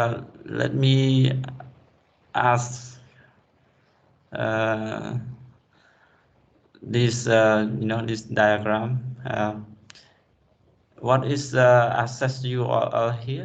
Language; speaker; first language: English; non-native, fluent; Khmer